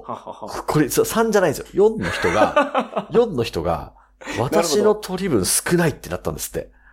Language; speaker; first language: Japanese; native; Japanese